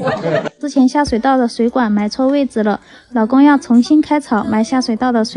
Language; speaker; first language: Chinese; native; Chinese